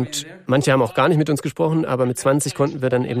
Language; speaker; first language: German; native; German